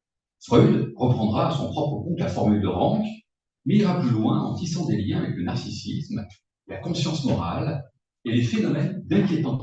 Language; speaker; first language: French; native; French